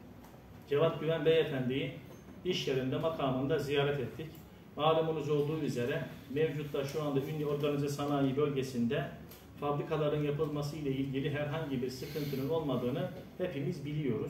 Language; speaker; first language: Turkish; native; Turkish